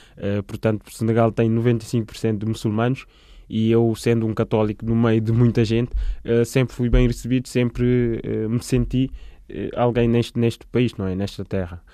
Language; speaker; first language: Portuguese; non-native, fluent; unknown